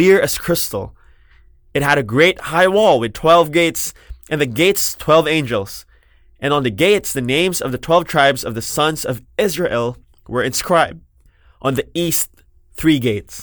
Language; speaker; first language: English; non-native, local second language; Filipino